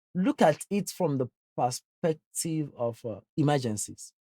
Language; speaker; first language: English; non-native, local second language; Yoruba